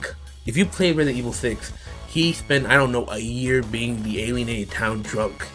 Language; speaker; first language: English; native; English